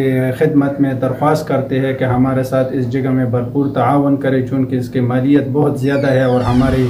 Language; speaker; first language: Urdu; non-native, local second language; Pashto